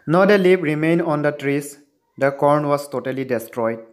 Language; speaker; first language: English; non-native, local second language; Assamese